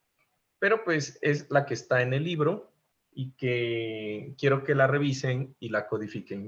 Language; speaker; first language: Spanish; native; Spanish